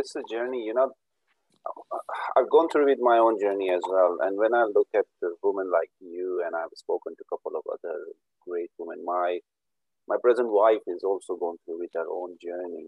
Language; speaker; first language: English; non-native, local second language; Urdu